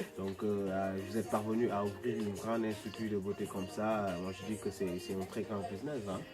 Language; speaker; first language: French; non-native, local second language; Wolof